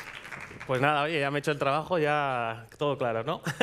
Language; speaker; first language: Spanish; native; Spanish